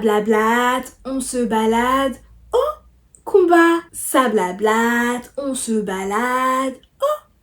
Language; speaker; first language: French; native; French